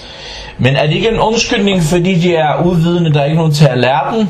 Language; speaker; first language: Danish; non-native, fluent; Arabic